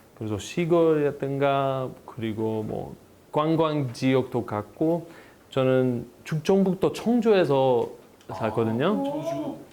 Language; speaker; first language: Korean; non-native, fluent; Greek